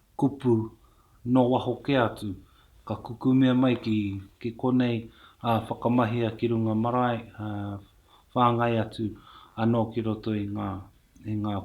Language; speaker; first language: Māori; native; Māori